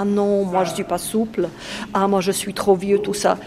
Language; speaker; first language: French; non-native, fluent; Polish